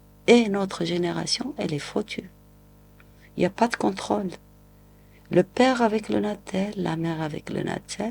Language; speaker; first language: French; non-native, local second language; Arabic